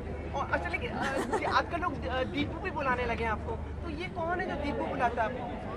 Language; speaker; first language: Hindi; native; Hindi